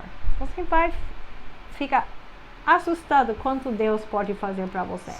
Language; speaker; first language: Portuguese; non-native, fluent; English